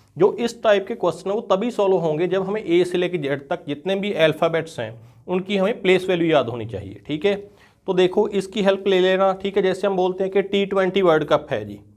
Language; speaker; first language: Hindi; non-native, local second language; Punjabi